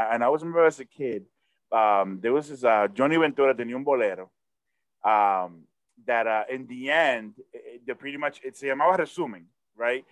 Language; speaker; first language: English; early bilingual, other home language; Spanish